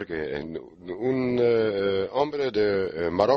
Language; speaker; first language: Spanish; non-native, learner; German